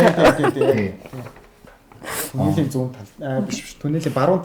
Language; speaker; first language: Mongolian; non-native, fluent; Japanese